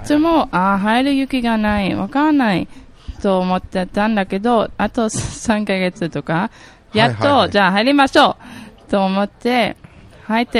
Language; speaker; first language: Japanese; non-native, fluent; German